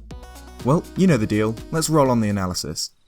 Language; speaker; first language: English; native; English